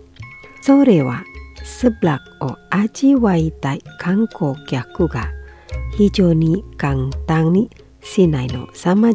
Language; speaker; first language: Japanese; non-native, fluent; Indonesian